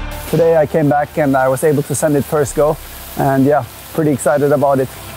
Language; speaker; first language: English; non-native, fluent; German